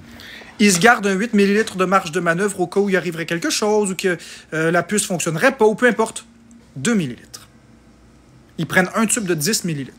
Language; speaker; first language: French; native; French